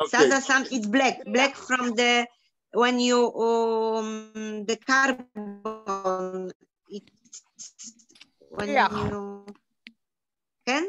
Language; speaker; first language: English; non-native, learner; Polish